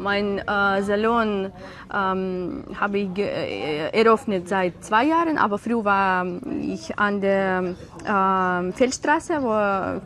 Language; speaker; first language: German; non-native, learner; Ukrainian